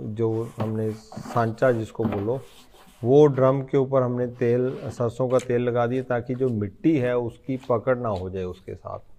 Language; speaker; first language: Hindi; non-native, local second language; Punjabi